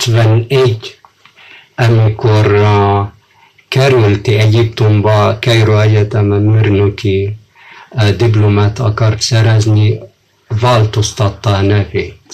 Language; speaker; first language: Hungarian; non-native, fluent; Arabic